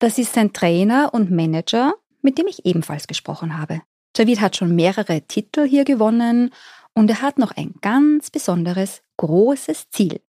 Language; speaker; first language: German; native; German